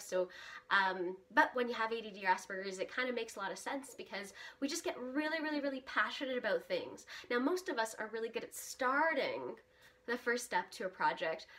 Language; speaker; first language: English; early bilingual, other home language; Russian